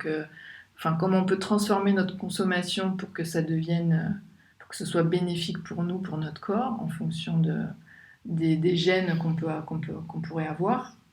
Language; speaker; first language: French; native; French